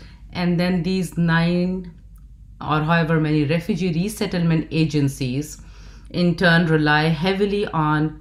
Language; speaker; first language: English; non-native, local second language; Urdu